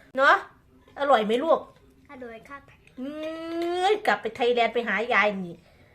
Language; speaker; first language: Thai; native; Thai